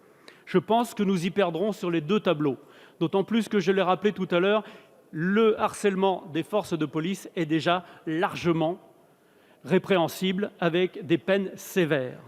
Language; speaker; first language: French; native; French